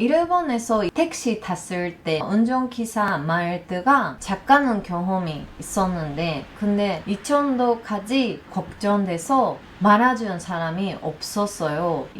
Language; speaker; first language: Korean; non-native, learner; Japanese